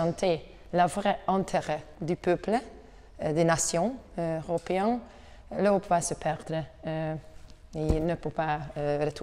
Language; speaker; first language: French; non-native, learner; Hungarian